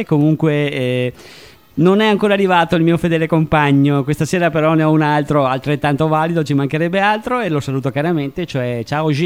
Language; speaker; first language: Italian; native; Italian